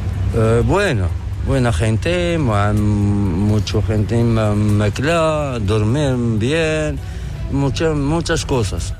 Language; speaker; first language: Spanish; non-native, learner; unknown